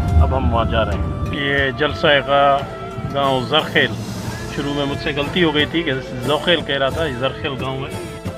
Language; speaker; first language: Urdu; non-native, local second language; Sindhi